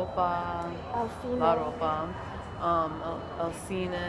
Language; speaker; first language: Spanish; non-native, learner; English